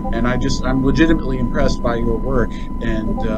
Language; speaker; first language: English; native; English